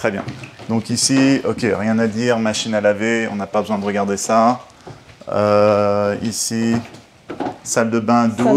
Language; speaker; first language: French; native; French